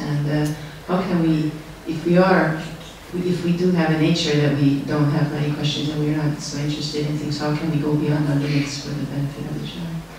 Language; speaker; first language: English; non-native, fluent; Hungarian